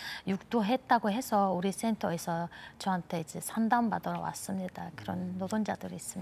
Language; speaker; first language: Korean; non-native, fluent; Mongolian